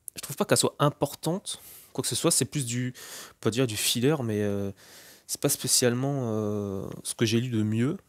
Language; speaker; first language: French; native; French